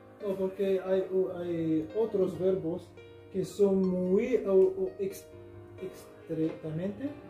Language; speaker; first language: Spanish; non-native, learner; Arabic